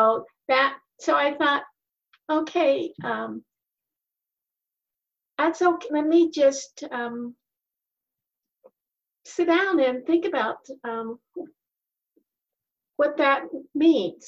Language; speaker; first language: English; native; English